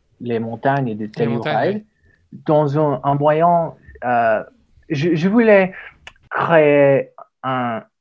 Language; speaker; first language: French; non-native, learner; English